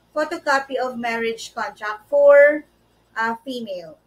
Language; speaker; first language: English; non-native, local second language; Filipino